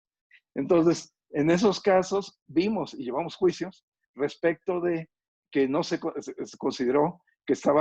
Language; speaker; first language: Spanish; native; Spanish